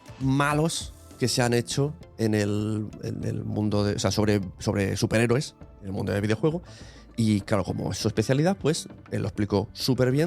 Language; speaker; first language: Spanish; native; Spanish